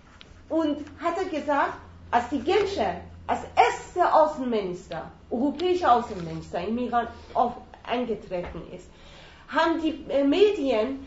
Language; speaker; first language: German; non-native, fluent; Persian